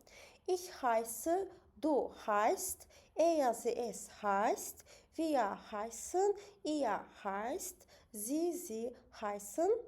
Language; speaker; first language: German; non-native, fluent; Azerbaijani